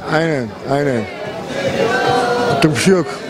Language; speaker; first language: Turkish; early bilingual, other home language; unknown